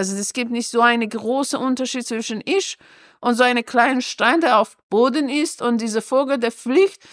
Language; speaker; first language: German; non-native, fluent; Persian